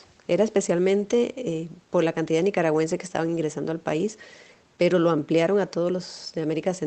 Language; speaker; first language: Spanish; native; Spanish